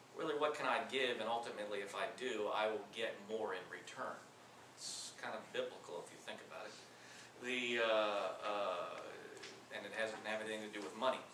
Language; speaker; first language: English; native; English